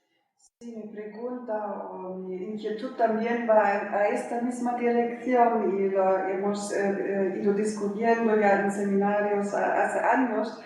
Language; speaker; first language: Spanish; non-native, fluent; German